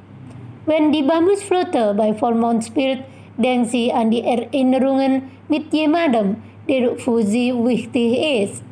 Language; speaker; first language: German; non-native, fluent; Indonesian